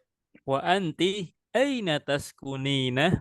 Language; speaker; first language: Arabic; non-native, fluent; Indonesian